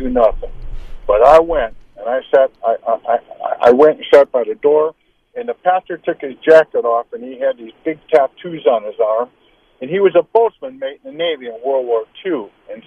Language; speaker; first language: English; native; English